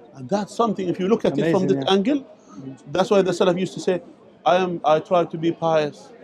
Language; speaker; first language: English; non-native, fluent; Arabic